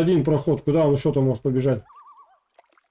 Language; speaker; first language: Russian; native; Russian